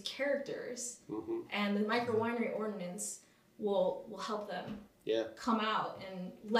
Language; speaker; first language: English; native; English